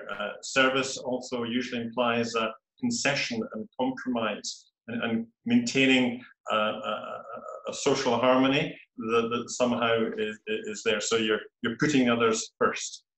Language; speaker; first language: English; native; English